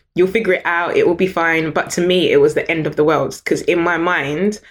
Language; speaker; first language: English; native; English